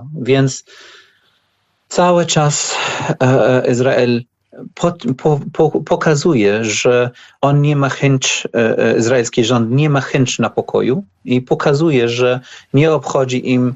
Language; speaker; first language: Polish; non-native, learner; Arabic